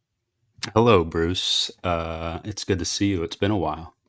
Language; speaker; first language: English; native; English